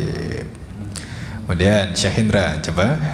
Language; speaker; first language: Indonesian; native; Indonesian